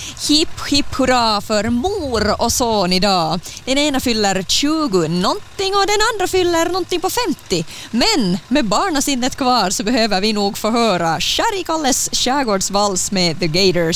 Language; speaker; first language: Swedish; native; Swedish